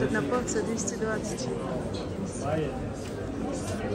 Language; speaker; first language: Russian; native; Russian